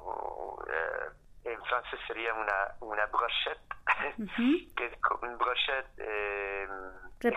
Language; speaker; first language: Spanish; non-native, fluent; French